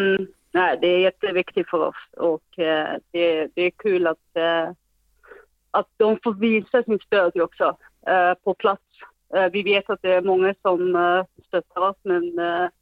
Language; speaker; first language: Swedish; non-native, fluent; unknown